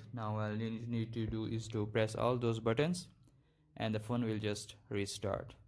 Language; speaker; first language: English; non-native, local second language; Urdu